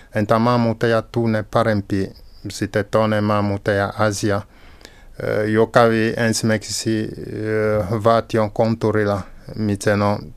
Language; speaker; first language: Finnish; non-native, fluent; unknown